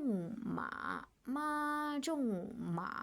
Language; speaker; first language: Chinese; non-native, fluent; Burmese